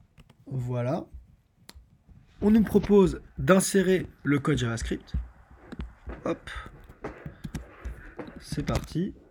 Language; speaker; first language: French; native; French